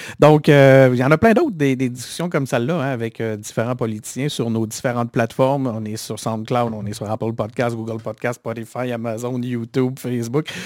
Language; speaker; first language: French; native; French